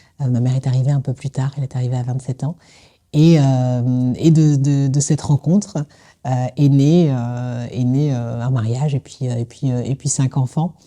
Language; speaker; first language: French; native; French